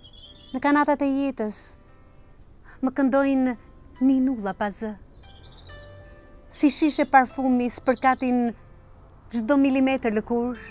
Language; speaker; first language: Albanian; native; Albanian